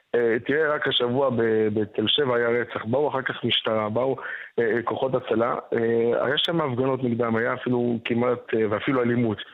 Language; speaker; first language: Hebrew; native; Hebrew